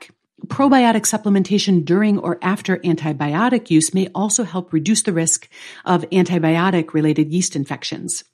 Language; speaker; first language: English; native; English